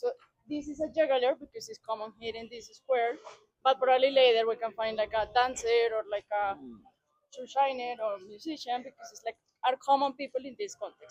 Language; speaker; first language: English; non-native, fluent; Spanish